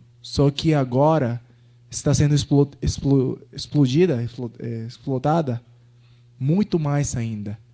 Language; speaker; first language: Portuguese; non-native, fluent; Spanish